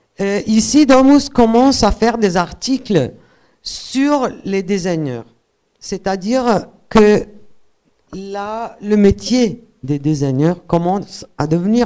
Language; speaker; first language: French; non-native, fluent; Italian